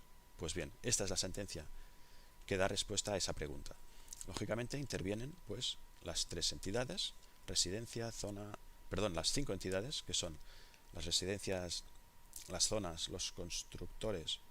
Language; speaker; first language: Spanish; native; Spanish